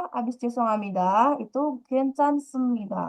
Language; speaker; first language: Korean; non-native, fluent; Indonesian